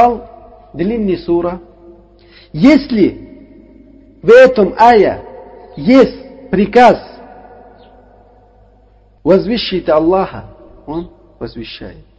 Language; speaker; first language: Russian; non-native, learner; Uzbek